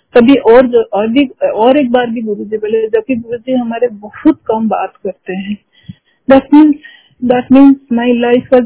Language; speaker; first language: Hindi; non-native, local second language; Odia